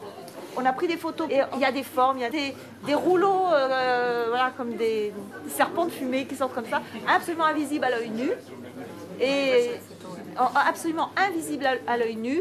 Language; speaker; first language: French; native; French